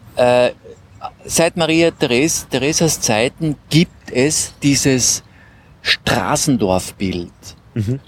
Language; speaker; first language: German; native; German